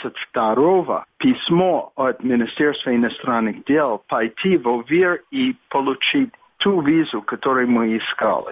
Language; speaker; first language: Russian; non-native, fluent; English